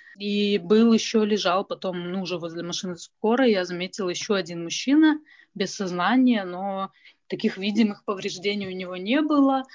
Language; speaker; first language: Russian; native; Russian